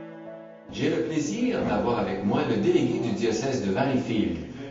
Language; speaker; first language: French; native; French